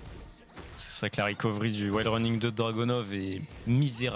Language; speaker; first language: French; native; French